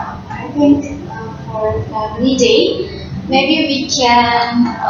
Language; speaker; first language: English; non-native, learner; Malay